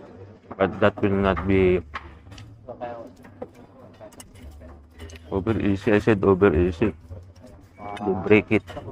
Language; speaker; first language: English; non-native, local second language; Filipino